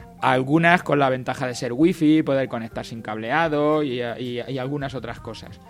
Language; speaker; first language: Spanish; native; Spanish